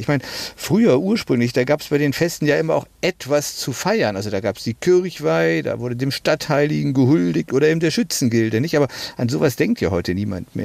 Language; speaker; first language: German; native; German